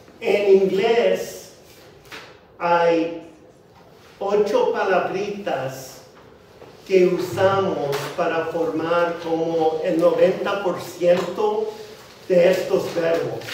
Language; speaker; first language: Spanish; non-native, fluent; English